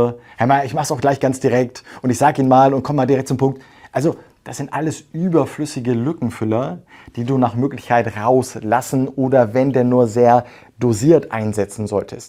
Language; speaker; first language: German; native; German